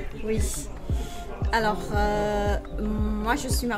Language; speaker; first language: French; non-native, local second language; Arabic